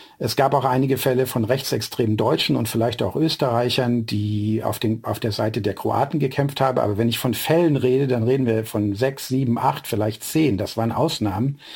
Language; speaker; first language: German; native; German